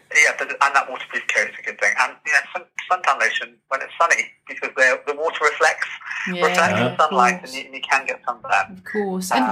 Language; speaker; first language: English; native; English